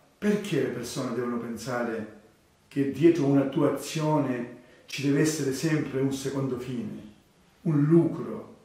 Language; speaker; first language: Italian; native; Italian